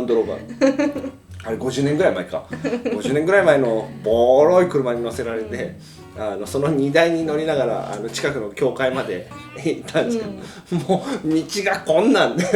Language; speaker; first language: Japanese; native; Japanese